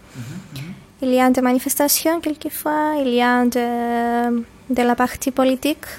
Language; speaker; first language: French; non-native, learner; Greek